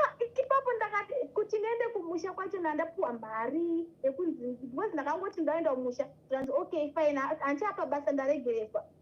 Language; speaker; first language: Shona; non-native, local second language; North Ndebele